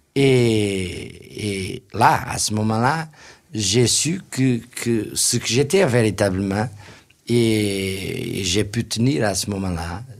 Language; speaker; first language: French; non-native, fluent; Portuguese